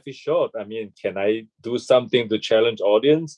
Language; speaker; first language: English; non-native, local second language; Chinese